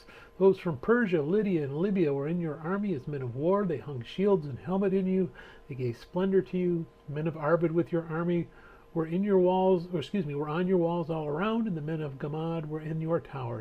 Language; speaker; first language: English; native; English